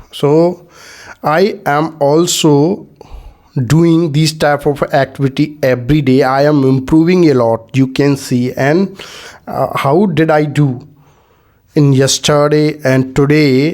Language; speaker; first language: English; non-native, learner; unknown